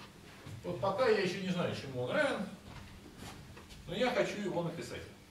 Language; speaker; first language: Russian; native; Russian